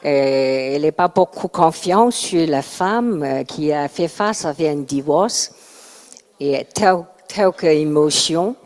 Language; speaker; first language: French; non-native, learner; Chinese